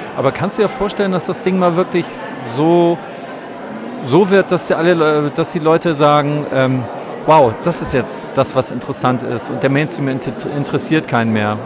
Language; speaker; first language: German; native; German